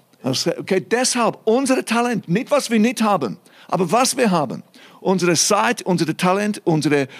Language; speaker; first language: German; non-native, fluent; English